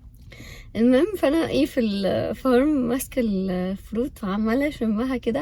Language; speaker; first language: Arabic; native; Arabic